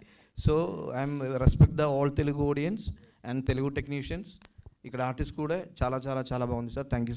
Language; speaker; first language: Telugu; non-native, local second language; Malayalam